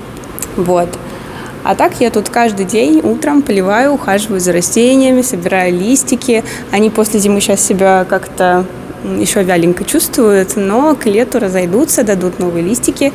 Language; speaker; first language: Russian; native; Russian